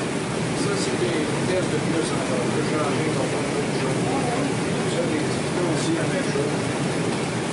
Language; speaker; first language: French; native; French